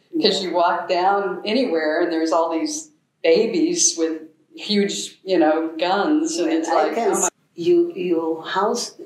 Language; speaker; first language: English; native; English